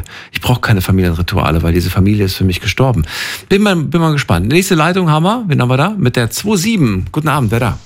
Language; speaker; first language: German; native; German